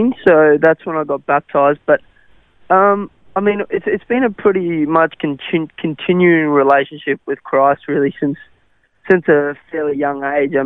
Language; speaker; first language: English; non-native, local second language; Afrikaans